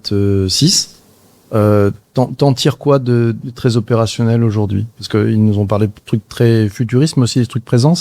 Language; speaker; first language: French; native; French